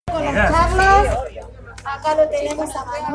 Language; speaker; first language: Spanish; native; Spanish